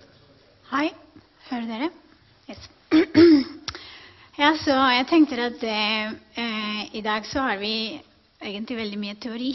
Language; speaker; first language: Norwegian; non-native, fluent; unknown